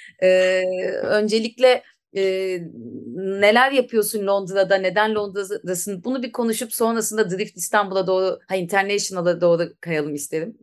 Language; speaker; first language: Turkish; native; Turkish